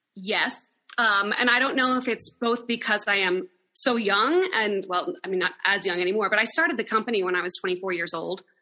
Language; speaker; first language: English; native; English